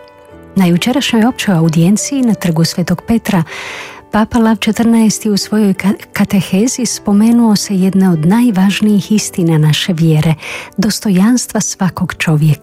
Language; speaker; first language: Croatian; native; Croatian